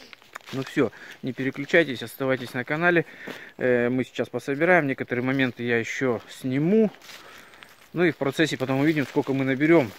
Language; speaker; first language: Russian; native; Russian